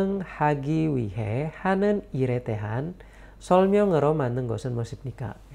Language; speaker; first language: Korean; non-native, learner; Indonesian